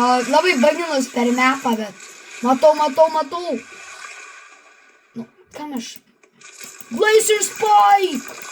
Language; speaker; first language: Lithuanian; native; Lithuanian